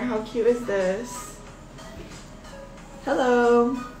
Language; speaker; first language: English; native; English